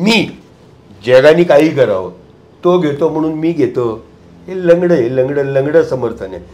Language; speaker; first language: Marathi; non-native, local second language; Gujarati